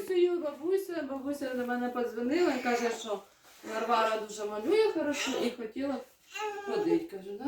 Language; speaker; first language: Ukrainian; native; Ukrainian